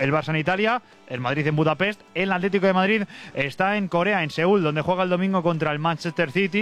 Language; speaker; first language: Spanish; native; Spanish